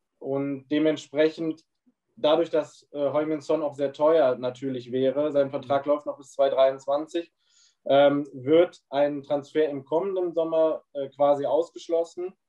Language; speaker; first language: German; native; German